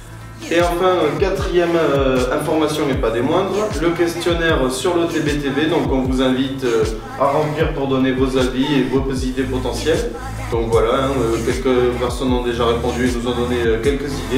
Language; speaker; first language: French; native; French